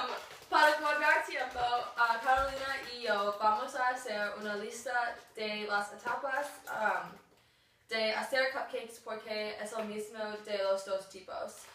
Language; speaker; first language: Spanish; non-native, learner; English